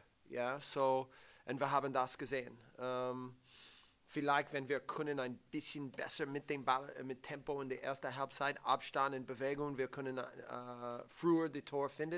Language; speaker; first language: German; non-native, learner; English